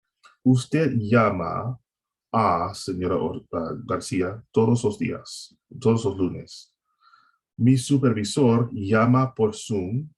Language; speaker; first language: Spanish; non-native, fluent; English